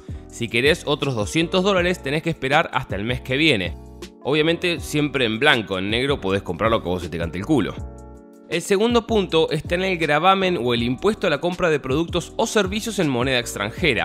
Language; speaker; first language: Spanish; native; Spanish